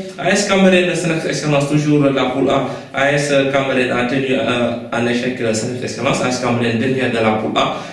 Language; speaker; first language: French; non-native, local second language; Wolof